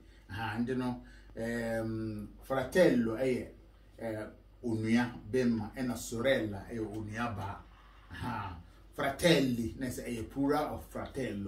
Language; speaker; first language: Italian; non-native, learner; Akan